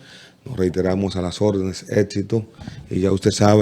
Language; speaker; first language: Spanish; native; Spanish